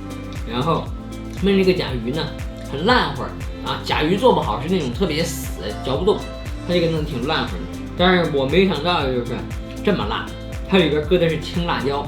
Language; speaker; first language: Chinese; native; Chinese